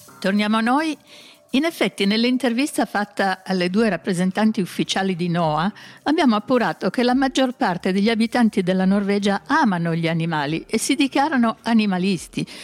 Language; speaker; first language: Italian; native; Italian